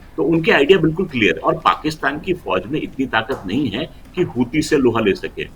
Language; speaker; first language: Hindi; non-native, local second language; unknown